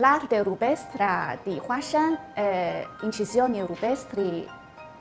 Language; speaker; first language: Italian; non-native, fluent; Chinese